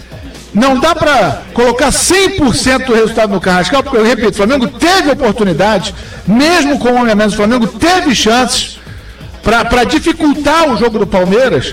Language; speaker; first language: Portuguese; native; Portuguese